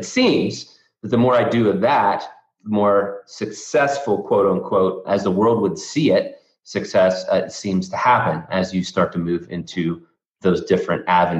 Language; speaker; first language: English; native; English